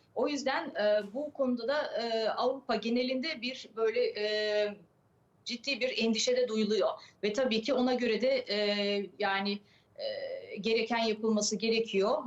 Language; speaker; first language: Turkish; early bilingual, other home language; French